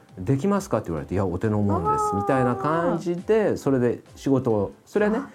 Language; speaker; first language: Japanese; native; Japanese